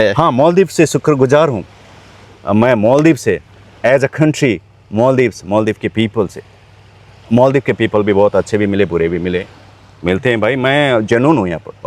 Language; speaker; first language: Hindi; non-native, local second language; Nepali